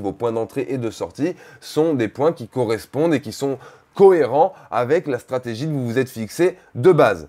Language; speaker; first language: French; native; French